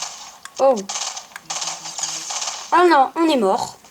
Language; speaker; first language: French; native; French